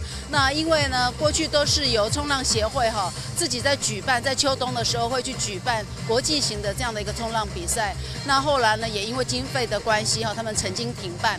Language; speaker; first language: Chinese; native; Chinese